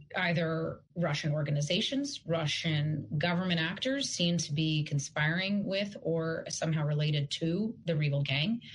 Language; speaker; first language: English; non-native, fluent; Russian